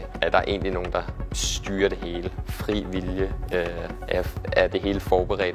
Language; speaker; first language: Danish; native; Danish